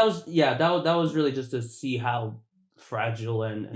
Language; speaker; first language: English; native; English